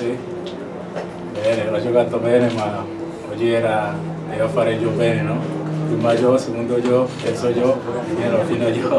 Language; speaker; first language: Italian; non-native, learner; Spanish